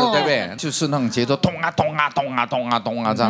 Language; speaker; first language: Chinese; native; Chinese